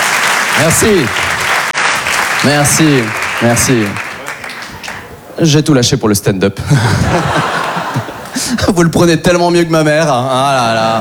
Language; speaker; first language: French; native; French